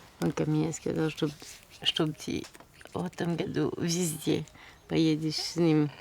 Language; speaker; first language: Russian; non-native, fluent; French